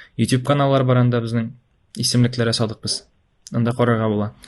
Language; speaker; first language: Tatar; native; Tatar